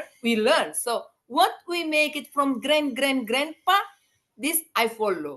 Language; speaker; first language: English; non-native, learner; Indonesian